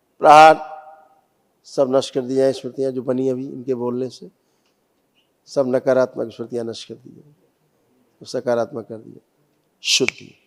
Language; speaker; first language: Hindi; native; Hindi